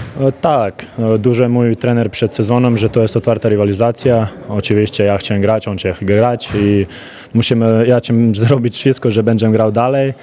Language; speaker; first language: Polish; non-native, learner; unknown